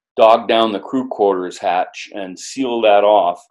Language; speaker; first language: English; native; English